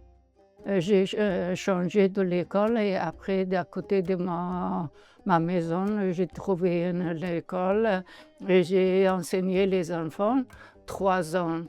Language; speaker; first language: French; non-native, learner; Persian